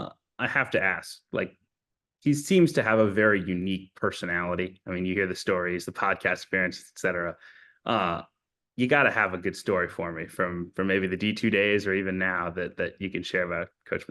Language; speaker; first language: English; native; English